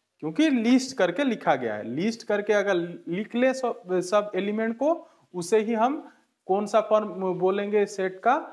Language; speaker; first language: Hindi; non-native, local second language; Bangla